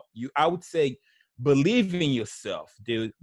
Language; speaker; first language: English; early bilingual, other home language; Haitian Creole